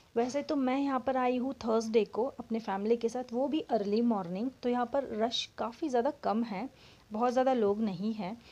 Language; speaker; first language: Hindi; non-native, local second language; Marathi